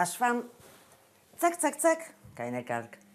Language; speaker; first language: German; non-native, learner; Polish